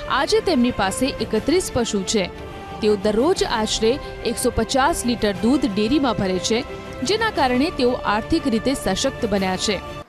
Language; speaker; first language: Gujarati; native; Gujarati